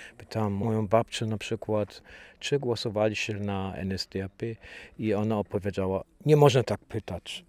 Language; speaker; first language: Polish; non-native, fluent; German